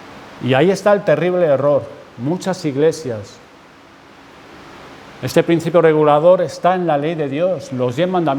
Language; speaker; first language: Spanish; native; Spanish